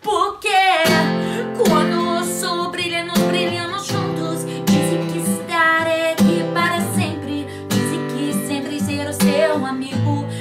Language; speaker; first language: Portuguese; non-native, learner; English